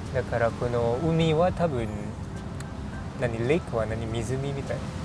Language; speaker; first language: Japanese; non-native, learner; English